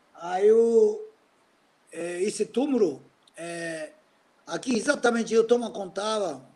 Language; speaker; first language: Portuguese; non-native, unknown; Japanese